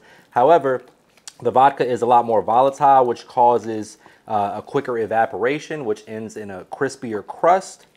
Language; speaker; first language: English; native; English